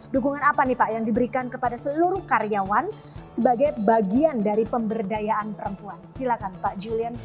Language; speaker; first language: Indonesian; native; Indonesian